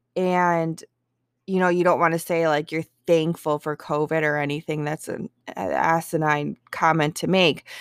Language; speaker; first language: English; native; English